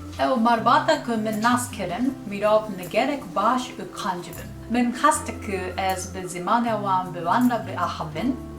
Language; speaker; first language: Kurdish; non-native, learner; Japanese